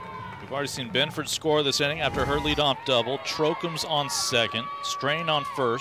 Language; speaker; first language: English; native; English